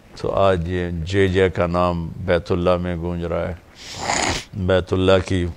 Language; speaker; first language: Urdu; non-native, local second language; Punjabi